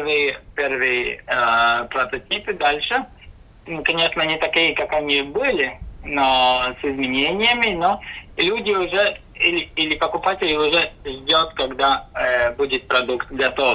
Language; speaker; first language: Russian; non-native, local second language; Latvian